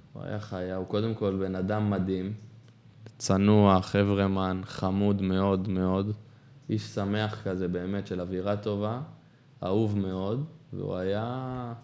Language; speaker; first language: Hebrew; native; Hebrew